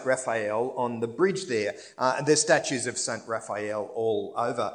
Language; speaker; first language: English; native; English